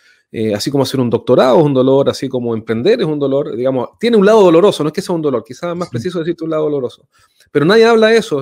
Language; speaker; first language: Spanish; native; Spanish